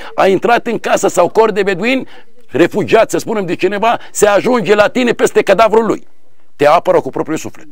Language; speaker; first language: Romanian; non-native, fluent; Arabic